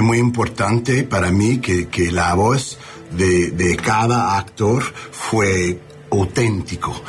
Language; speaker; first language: Spanish; non-native, learner; English